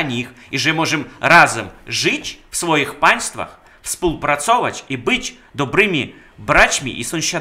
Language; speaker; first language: Polish; non-native, fluent; Russian